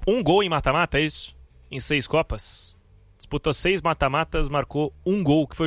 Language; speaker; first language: Portuguese; native; Portuguese